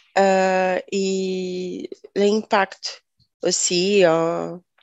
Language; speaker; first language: French; non-native, learner; Portuguese